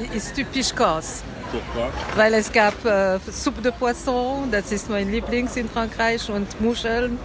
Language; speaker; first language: German; non-native, fluent; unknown